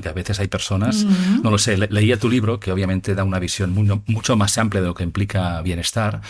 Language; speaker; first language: Spanish; native; Spanish